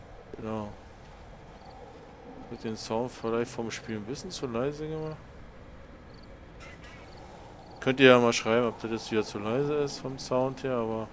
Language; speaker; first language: German; native; German